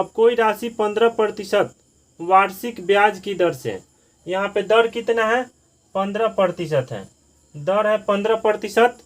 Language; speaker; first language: Hindi; native; Hindi